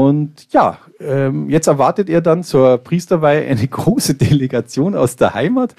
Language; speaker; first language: German; native; German